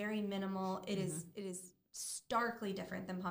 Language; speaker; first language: English; native; English